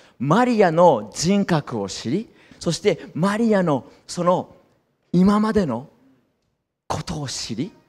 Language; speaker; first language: Japanese; early bilingual, heritage; Japanese